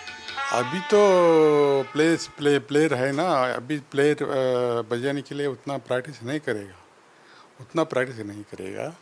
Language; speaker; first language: Hindi; non-native, local second language; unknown